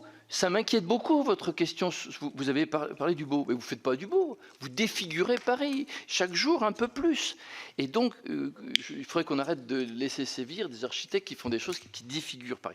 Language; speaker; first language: French; native; French